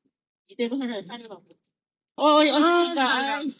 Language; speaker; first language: Korean; native; Korean